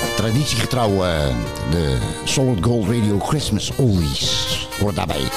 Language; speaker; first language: Dutch; native; Dutch